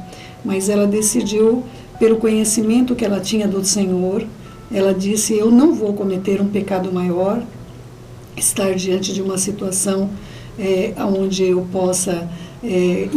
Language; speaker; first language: Portuguese; native; Portuguese